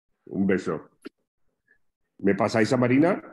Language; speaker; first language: Spanish; native; Spanish